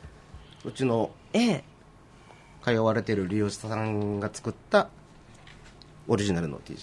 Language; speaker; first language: Japanese; native; Japanese